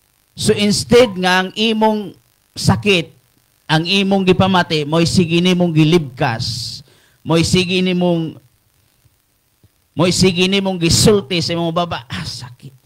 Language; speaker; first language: Cebuano; native; Cebuano